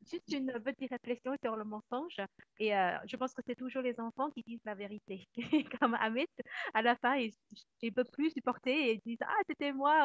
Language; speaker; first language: French; non-native, fluent; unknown